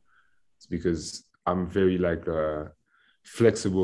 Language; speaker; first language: English; non-native, fluent; Haitian Creole